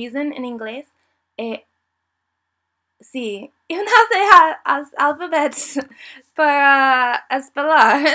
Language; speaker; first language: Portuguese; non-native, learner; English